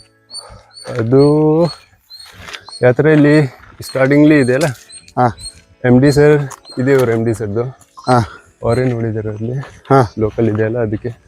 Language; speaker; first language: Kannada; non-native, local second language; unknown